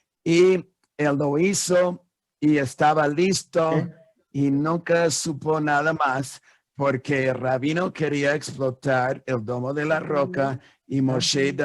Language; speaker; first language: Spanish; non-native, fluent; English